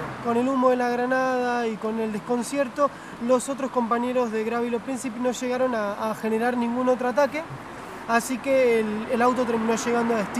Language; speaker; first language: Spanish; native; Spanish